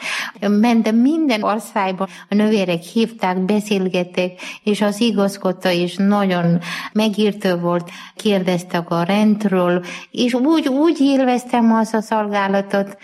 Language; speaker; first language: Hungarian; non-native, learner; Malayalam